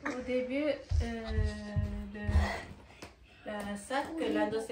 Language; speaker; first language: French; non-native, learner; Japanese